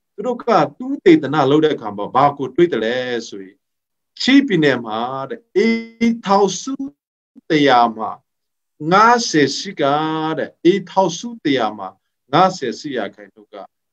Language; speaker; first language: Burmese; non-native, local second language; Hakha Chin